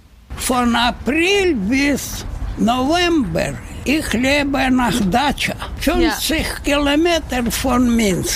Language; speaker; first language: German; non-native, learner; Russian